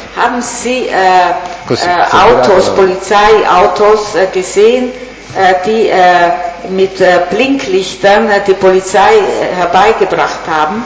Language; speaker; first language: German; non-native, fluent; Italian